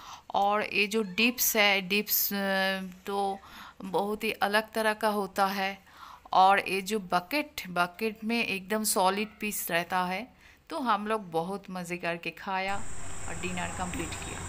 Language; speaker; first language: Hindi; non-native, local second language; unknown